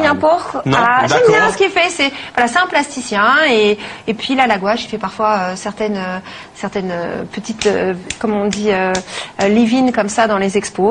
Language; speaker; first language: French; native; French